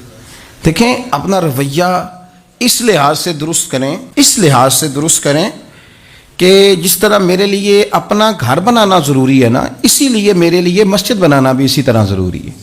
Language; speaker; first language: Urdu; native; Urdu